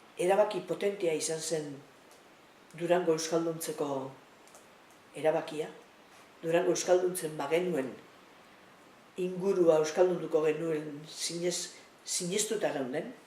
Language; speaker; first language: Basque; native; Basque